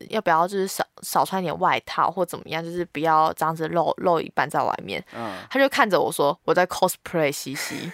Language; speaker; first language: Chinese; native; Chinese